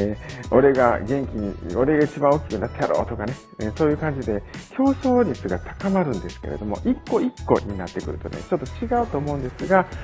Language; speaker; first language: Japanese; native; Japanese